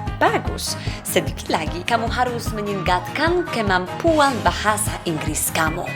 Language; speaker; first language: Indonesian; non-native, fluent; Polish